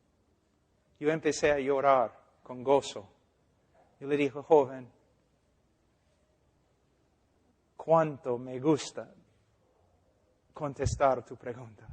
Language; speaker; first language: Spanish; non-native, fluent; English